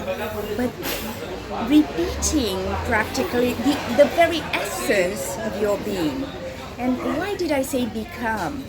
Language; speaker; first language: English; non-native, fluent; Italian